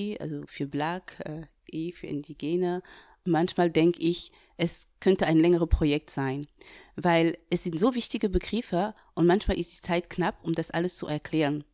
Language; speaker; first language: German; non-native, fluent; French